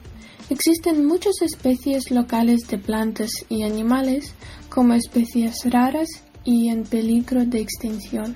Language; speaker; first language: Spanish; non-native, learner; Ukrainian